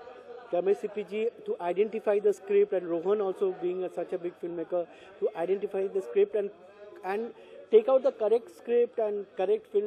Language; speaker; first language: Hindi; non-native, local second language; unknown